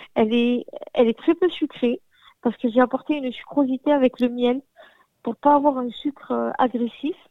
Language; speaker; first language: French; native; French